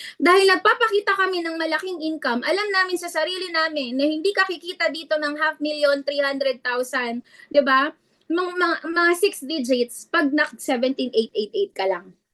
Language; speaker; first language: Filipino; non-native, local second language; Iloko